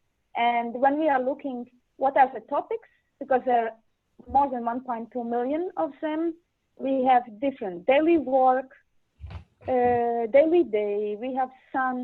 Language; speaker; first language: English; non-native, learner; Latvian